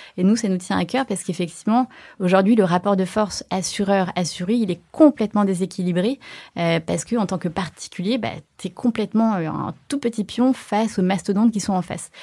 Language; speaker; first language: French; early bilingual, other home language; Chinese